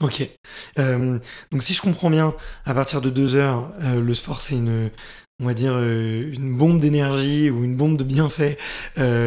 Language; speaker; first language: French; native; French